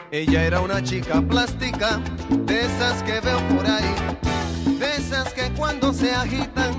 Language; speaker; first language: German; non-native, fluent; Spanish